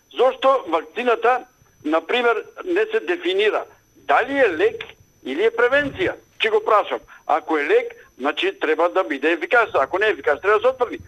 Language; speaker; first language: Macedonian; native; Macedonian